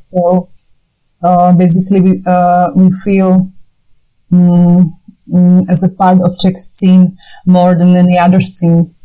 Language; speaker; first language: English; non-native, fluent; Slovak